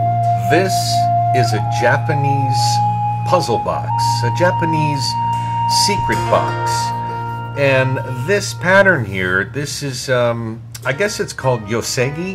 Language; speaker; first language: English; native; English